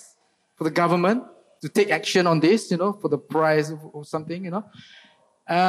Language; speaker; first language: English; non-native, local second language; Malay